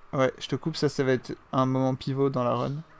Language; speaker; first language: French; native; French